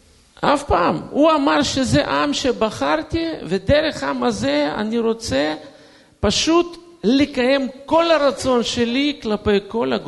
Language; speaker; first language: Hebrew; non-native, fluent; Russian